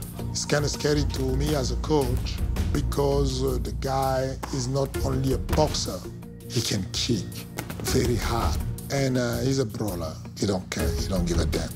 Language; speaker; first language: English; non-native, fluent; French